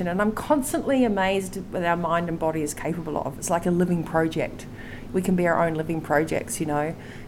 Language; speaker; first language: English; native; English